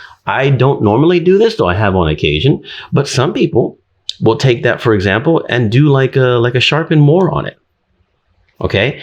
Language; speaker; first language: English; native; English